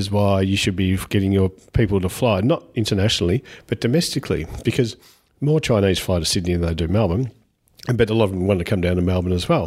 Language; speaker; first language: English; native; English